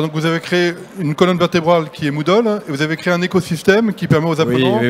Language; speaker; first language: French; native; French